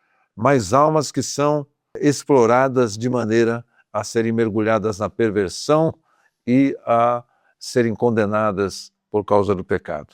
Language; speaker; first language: Portuguese; native; Portuguese